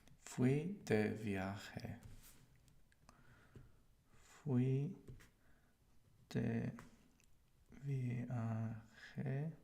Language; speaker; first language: Spanish; non-native, learner; English